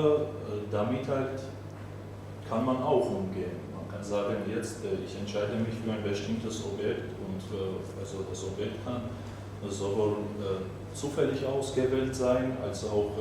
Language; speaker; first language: German; non-native, fluent; Armenian